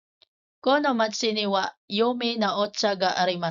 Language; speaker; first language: Japanese; non-native, fluent; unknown